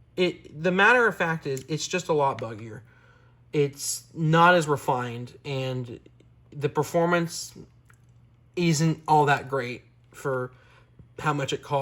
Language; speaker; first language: English; native; English